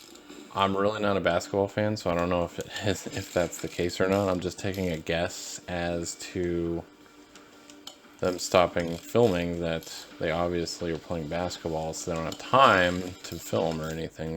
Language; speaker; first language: English; native; English